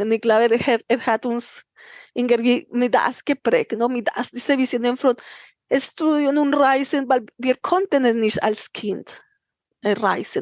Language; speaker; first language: German; non-native, fluent; Spanish